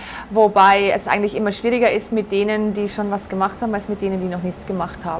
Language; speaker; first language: German; native; German